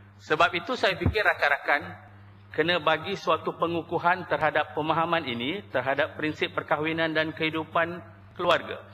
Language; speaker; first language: Malay; native; Malay